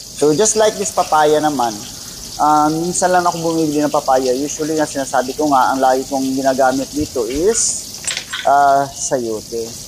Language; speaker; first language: Filipino; non-native, local second language; Cebuano